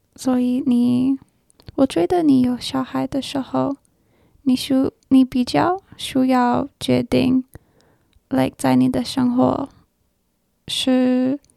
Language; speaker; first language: Chinese; non-native, learner; English